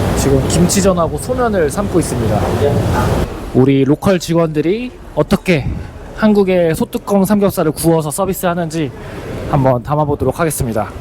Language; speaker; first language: Korean; native; Korean